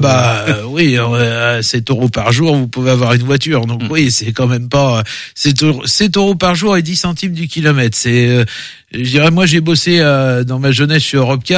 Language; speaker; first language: French; native; French